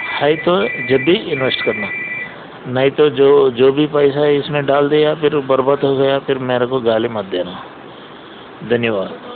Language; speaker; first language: Hindi; non-native, local second language; Telugu